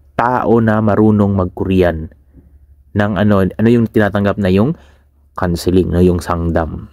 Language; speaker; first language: Filipino; native; Filipino